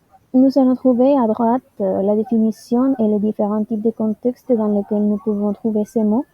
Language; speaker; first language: French; non-native, learner; Spanish